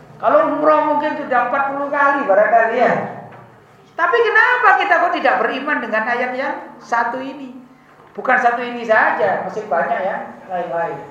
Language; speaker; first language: Indonesian; non-native, local second language; Javanese